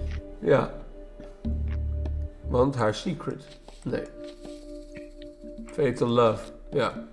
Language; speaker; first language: Dutch; native; Dutch